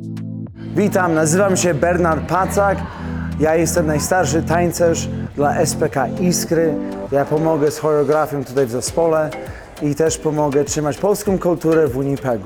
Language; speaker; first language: Polish; early bilingual, heritage; Polish